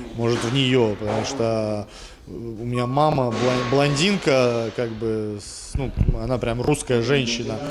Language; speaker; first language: Russian; native; Russian